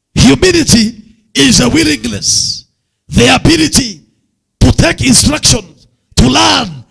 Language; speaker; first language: English; non-native, local second language; Swahili